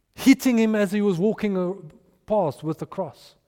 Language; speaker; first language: English; non-native, local second language; Afrikaans